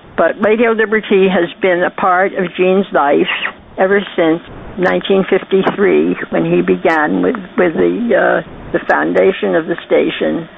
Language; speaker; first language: English; native; English